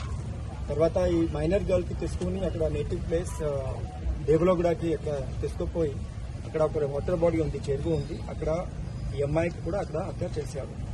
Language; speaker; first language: Telugu; non-native, learner; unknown